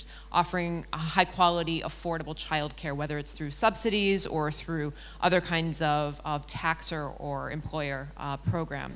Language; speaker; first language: English; non-native, fluent; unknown